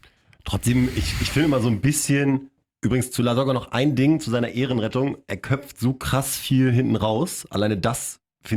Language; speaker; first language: German; native; German